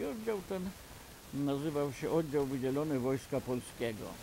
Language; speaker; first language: Polish; native; Polish